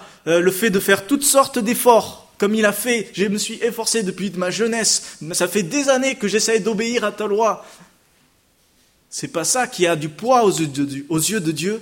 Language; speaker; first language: French; native; French